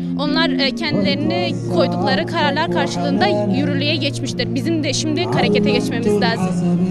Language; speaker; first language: Turkish; native; Turkish